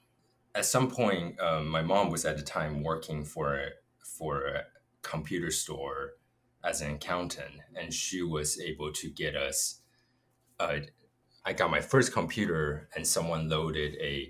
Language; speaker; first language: English; non-native, fluent; Chinese